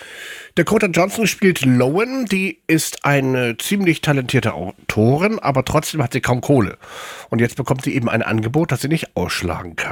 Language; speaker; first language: German; native; German